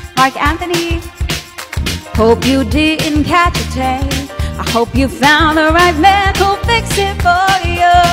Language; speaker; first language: English; non-native, local second language; Filipino